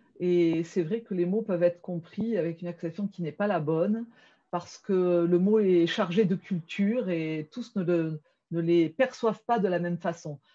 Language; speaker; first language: French; native; French